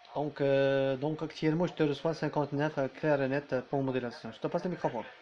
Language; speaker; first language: French; non-native, local second language; Arabic